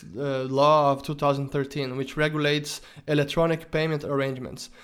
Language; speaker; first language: English; non-native, fluent; Portuguese